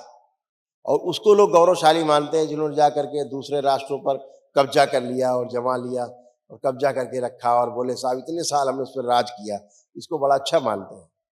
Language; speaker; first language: Hindi; native; Hindi